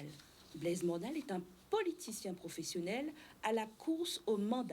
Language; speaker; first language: French; native; French